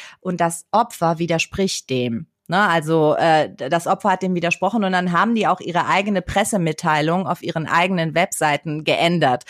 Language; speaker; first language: German; early bilingual, other home language; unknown